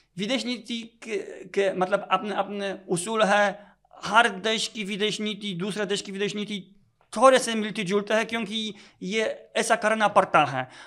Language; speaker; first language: Hindi; non-native, fluent; Polish